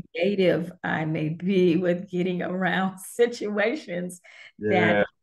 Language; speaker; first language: English; native; English